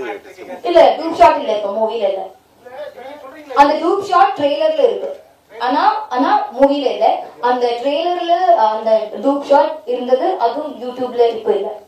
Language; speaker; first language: Tamil; non-native, learner; Malayalam